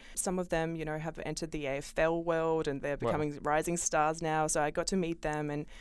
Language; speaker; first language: English; early bilingual, other home language; Bosnian